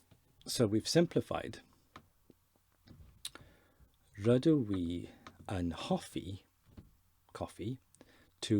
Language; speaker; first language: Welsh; non-native, learner; English